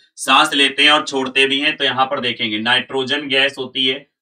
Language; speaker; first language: Hindi; native; Hindi